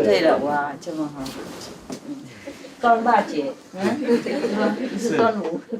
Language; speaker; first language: Chinese; non-native, fluent; Vietnamese